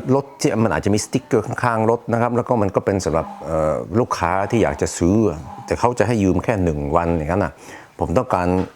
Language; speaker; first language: Thai; non-native, fluent; Swedish